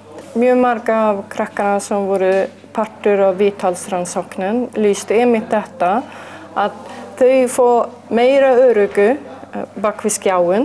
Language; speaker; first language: Icelandic; non-native, learner; Swedish